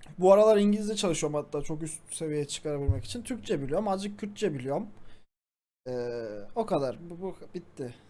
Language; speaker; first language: Turkish; native; Turkish